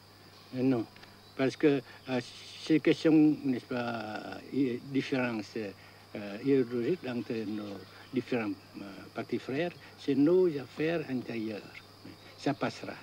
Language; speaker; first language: French; non-native, local second language; Vietnamese